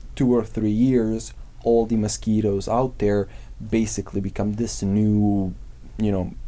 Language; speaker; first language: English; non-native, fluent; Serbian